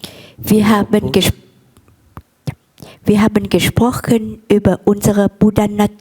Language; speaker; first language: German; non-native, fluent; Vietnamese